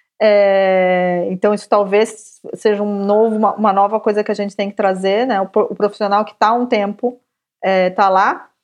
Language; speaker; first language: Portuguese; native; Portuguese